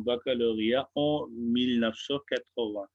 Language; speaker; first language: French; non-native, fluent; Hindi